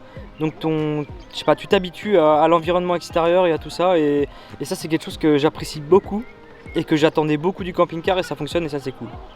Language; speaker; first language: French; native; French